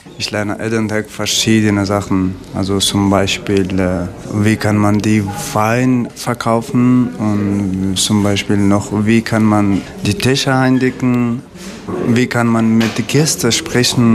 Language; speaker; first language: German; non-native, fluent; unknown